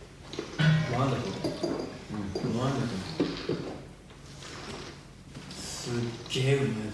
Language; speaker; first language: Japanese; native; Japanese